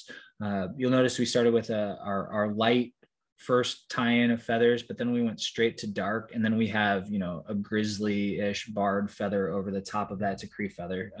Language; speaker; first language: English; native; English